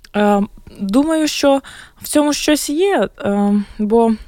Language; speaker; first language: Ukrainian; non-native, local second language; Russian